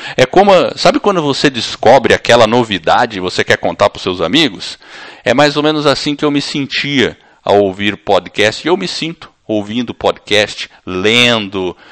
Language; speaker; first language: Portuguese; early bilingual, other home language; English